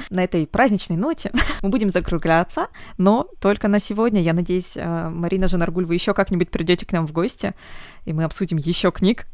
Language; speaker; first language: Russian; native; Russian